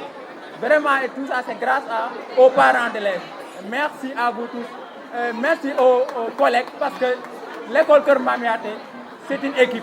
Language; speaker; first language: French; non-native, local second language; Wolof